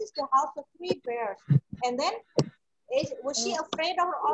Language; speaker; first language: English; non-native, fluent; Indonesian